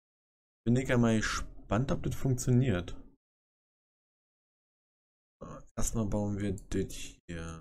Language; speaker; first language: German; native; German